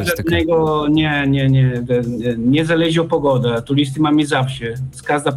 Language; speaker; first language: Polish; non-native, learner; Italian